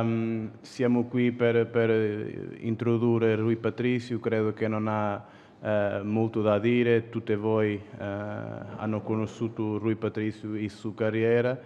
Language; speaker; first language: Italian; non-native, fluent; Portuguese